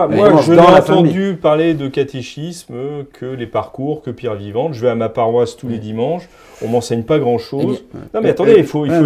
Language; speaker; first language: French; native; French